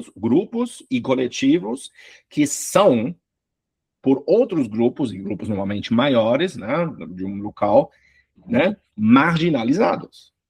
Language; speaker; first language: Portuguese; non-native, fluent; German